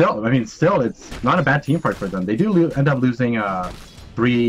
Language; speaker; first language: English; native; English